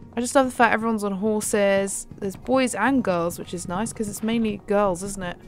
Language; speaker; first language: English; native; English